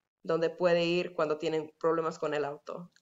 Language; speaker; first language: Spanish; non-native, fluent; English